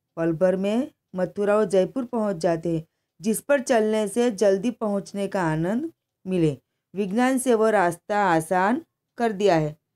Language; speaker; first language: Hindi; non-native, local second language; Gujarati